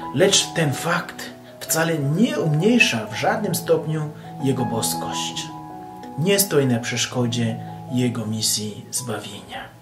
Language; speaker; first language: Polish; non-native, fluent; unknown